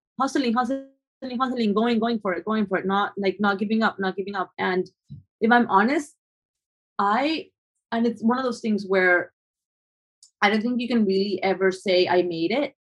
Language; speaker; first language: English; non-native, fluent; Spanish